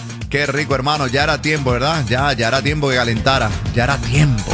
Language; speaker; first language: Spanish; early bilingual, heritage; Spanish